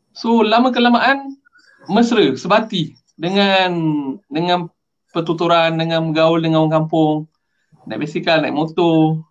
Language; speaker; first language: Malay; non-native, local second language; Tamil